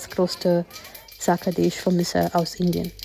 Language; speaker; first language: German; non-native, fluent; Gujarati